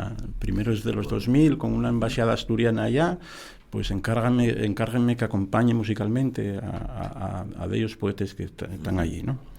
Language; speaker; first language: Spanish; native; Spanish